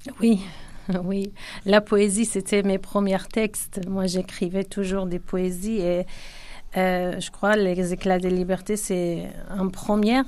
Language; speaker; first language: French; non-native, fluent; Kurdish